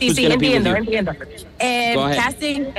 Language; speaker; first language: Spanish; non-native, learner; English